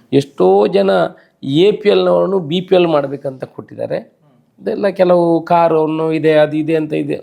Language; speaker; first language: Kannada; non-native, local second language; Tulu